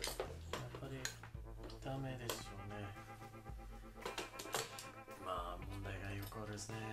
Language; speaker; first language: Japanese; non-native, learner; English